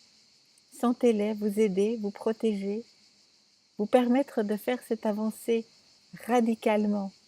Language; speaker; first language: French; native; French